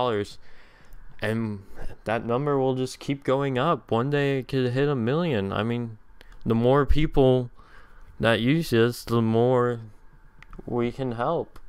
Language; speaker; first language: English; native; English